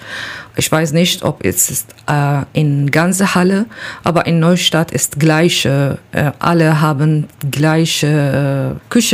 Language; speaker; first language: German; non-native, learner; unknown